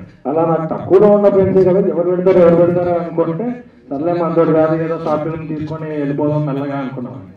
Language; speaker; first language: Telugu; native; Telugu